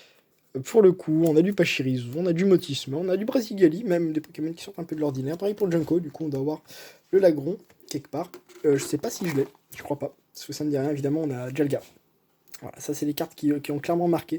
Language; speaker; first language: French; native; French